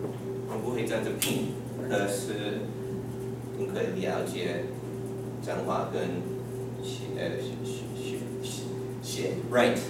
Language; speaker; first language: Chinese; non-native, fluent; English